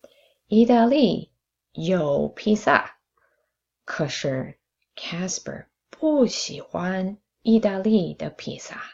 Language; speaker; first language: Chinese; non-native, fluent; English